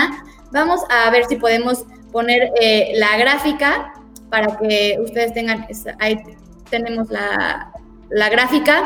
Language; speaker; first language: Spanish; native; Spanish